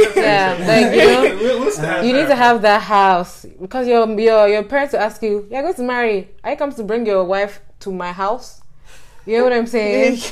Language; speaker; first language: English; non-native, local second language; Akan